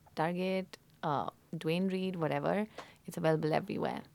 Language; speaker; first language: English; non-native, local second language; Hindi